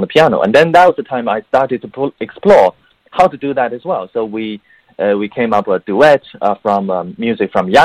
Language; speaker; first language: English; non-native, fluent; Chinese